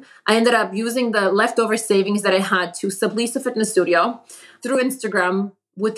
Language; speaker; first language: English; non-native, fluent; Polish